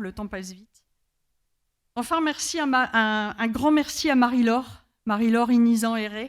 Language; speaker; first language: French; native; French